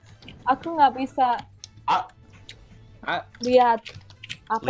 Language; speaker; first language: Indonesian; early bilingual, heritage; Indonesian